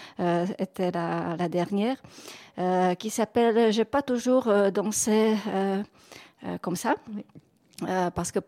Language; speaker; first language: French; non-native, fluent; Czech